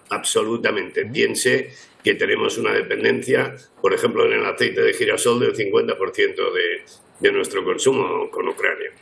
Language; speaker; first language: Spanish; native; Spanish